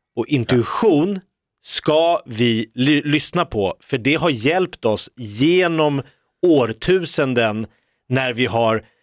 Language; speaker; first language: Swedish; native; Swedish